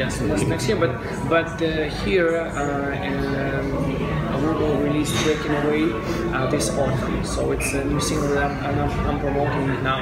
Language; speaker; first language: English; non-native, fluent; Russian